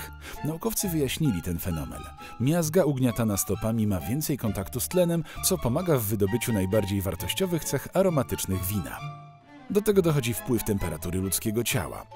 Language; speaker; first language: Polish; native; Polish